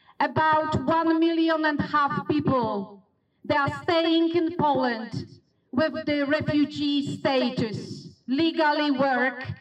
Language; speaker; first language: English; non-native, fluent; Polish